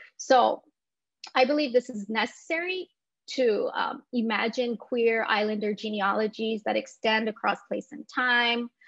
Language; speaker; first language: English; native; English